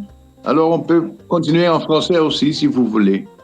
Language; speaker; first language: French; non-native, fluent; Dutch